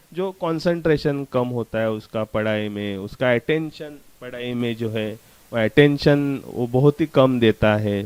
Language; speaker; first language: Hindi; non-native, local second language; Marathi